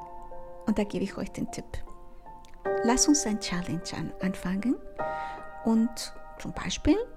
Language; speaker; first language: German; non-native, fluent; Spanish